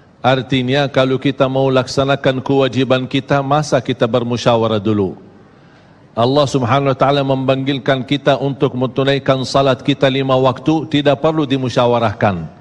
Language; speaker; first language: Malay; native; Malay